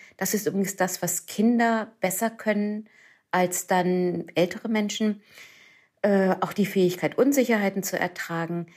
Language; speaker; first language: German; native; German